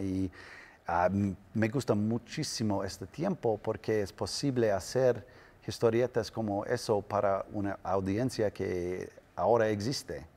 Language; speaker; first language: Spanish; non-native, learner; English